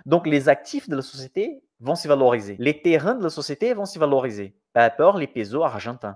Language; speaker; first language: French; non-native, fluent; Portuguese